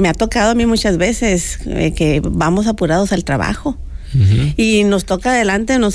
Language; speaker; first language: Spanish; native; Spanish